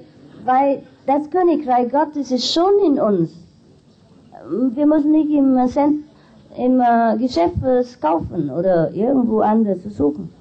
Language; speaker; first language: German; non-native, fluent; Vietnamese